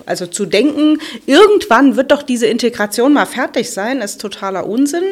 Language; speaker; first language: German; native; German